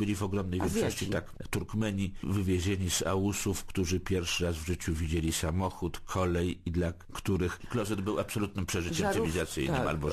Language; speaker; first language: Polish; native; Polish